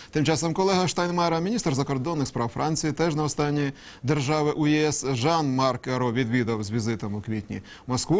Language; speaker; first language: Ukrainian; native; Ukrainian